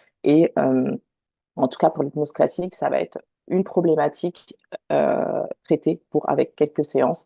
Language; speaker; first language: French; native; French